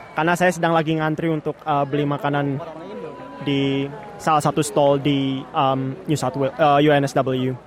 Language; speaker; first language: Indonesian; native; Indonesian